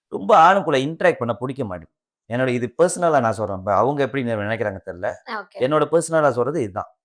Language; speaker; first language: Tamil; early bilingual, heritage; Tamil